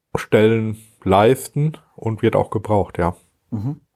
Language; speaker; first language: German; native; German